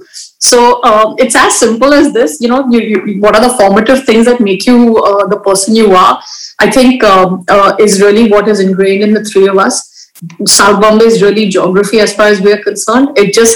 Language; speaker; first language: English; non-native, local second language; Hindi